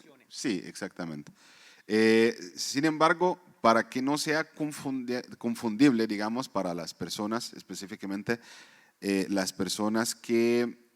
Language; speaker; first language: Spanish; non-native, fluent; Arabic